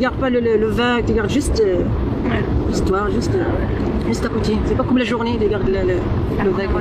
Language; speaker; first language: French; non-native, local second language; Arabic